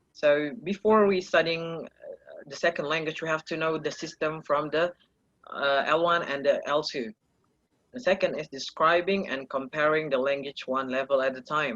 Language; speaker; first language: English; non-native, learner; Indonesian